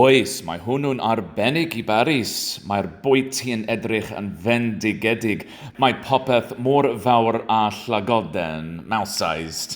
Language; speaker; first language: Welsh; non-native, learner; English